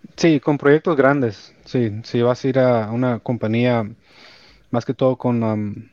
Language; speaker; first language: Spanish; early bilingual, heritage; Spanish